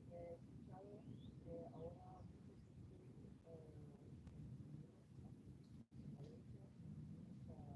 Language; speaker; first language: Spanish; non-native, fluent; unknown